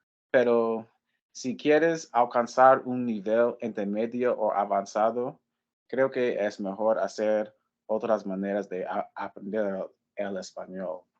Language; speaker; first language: Spanish; non-native, learner; English